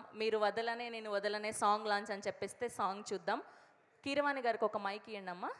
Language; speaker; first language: Telugu; native; Telugu